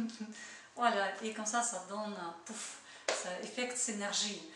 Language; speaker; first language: French; non-native, learner; Russian